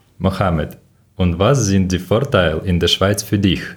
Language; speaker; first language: German; non-native, learner; Ukrainian